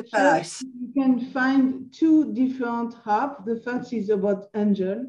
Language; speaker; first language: English; non-native, learner; French